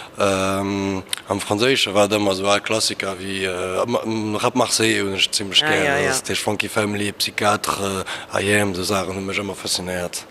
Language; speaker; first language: Luxembourgish; early bilingual, other home language; Portuguese